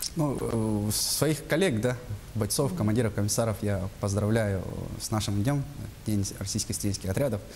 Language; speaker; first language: Russian; non-native, local second language; Yakut